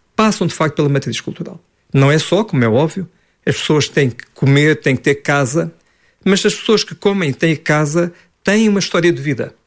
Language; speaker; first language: Portuguese; native; Portuguese